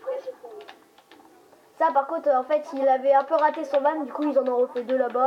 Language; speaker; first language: French; native; French